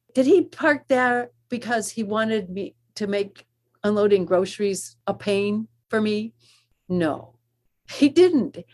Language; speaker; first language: English; native; English